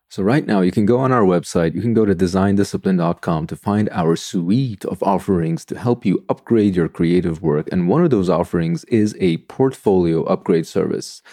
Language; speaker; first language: English; non-native, fluent; Turkish